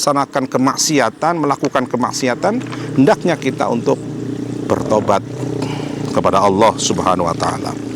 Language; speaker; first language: Indonesian; non-native, local second language; Javanese